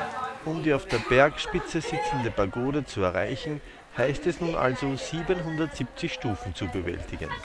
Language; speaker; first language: German; native; German